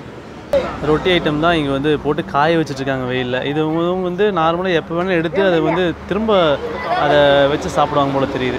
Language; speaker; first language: Tamil; native; Tamil